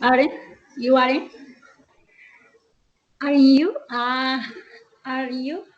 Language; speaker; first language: English; non-native, learner; Spanish